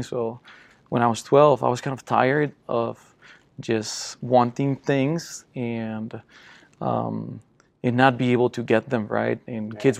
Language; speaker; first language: English; non-native, fluent; Spanish